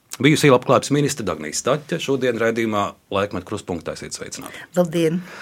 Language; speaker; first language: Latvian; native; Latvian